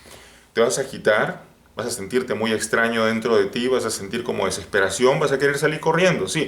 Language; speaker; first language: Spanish; native; Spanish